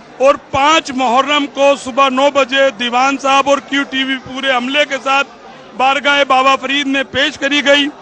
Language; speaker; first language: Urdu; native; Urdu